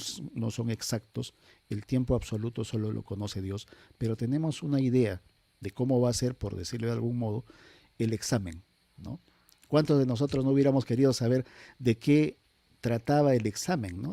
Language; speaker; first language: Spanish; native; Spanish